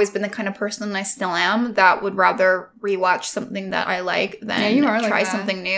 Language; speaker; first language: English; native; English